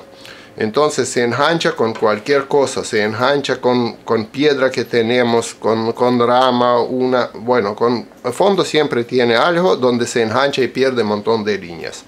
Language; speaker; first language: Spanish; non-native, fluent; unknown